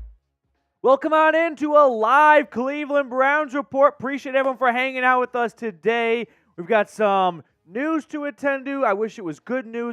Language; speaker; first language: English; native; English